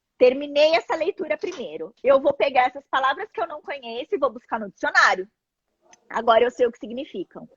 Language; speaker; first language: Portuguese; native; Portuguese